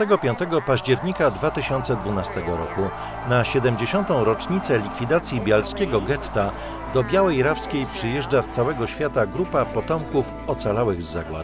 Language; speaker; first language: Polish; native; Polish